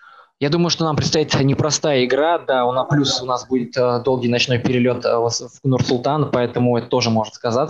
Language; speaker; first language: Russian; native; Russian